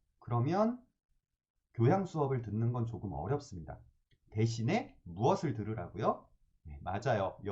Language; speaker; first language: Korean; native; Korean